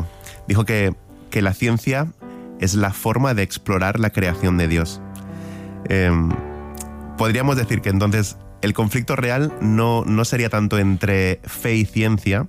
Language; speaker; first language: Spanish; native; Spanish